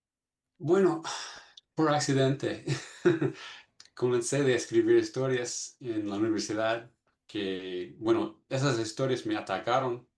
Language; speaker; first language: Spanish; non-native, fluent; English